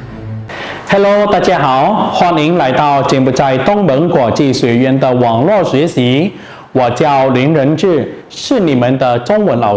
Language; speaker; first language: Chinese; non-native, fluent; Khmer